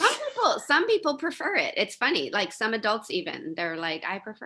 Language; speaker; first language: English; native; English